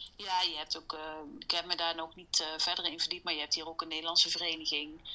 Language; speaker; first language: Dutch; native; Dutch